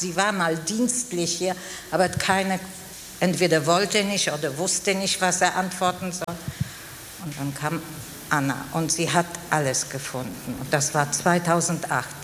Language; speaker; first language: German; non-native, fluent; Polish